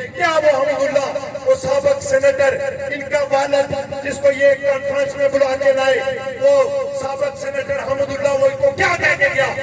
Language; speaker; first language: Urdu; non-native, local second language; Pahari-Potwari